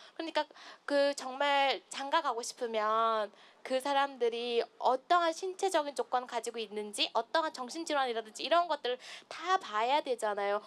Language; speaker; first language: Korean; non-native, fluent; Mongolian